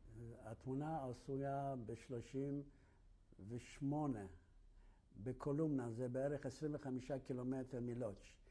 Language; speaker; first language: Hebrew; non-native, fluent; Yiddish